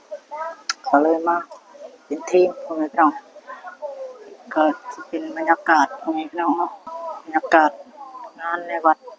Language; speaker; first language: Thai; non-native, local second language; Northeastern Thai